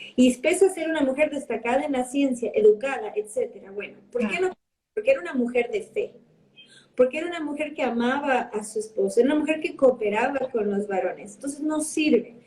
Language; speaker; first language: Spanish; early bilingual, heritage; Spanish